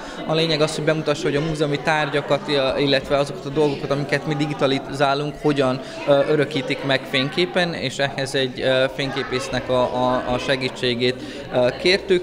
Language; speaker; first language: Hungarian; native; Hungarian